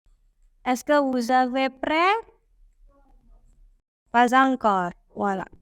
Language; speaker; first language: French; non-native, fluent; Indonesian